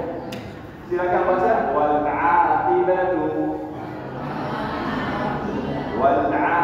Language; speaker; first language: Indonesian; non-native, learner; Arabic